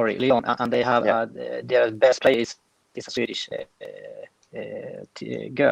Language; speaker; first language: English; non-native, fluent; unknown